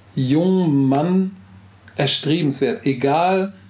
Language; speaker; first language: German; native; German